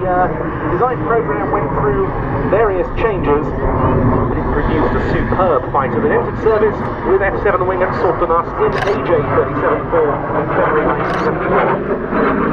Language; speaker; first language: English; native; English